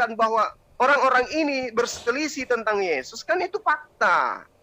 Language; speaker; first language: Indonesian; native; Indonesian